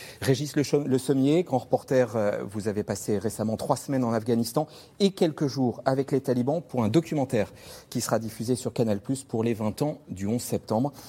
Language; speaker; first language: French; native; French